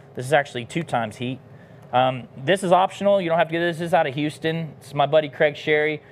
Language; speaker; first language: English; native; English